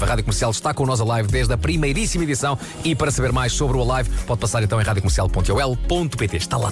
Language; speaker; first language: Portuguese; native; Portuguese